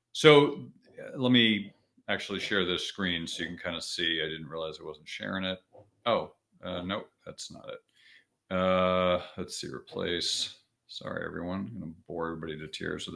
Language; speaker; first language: English; native; English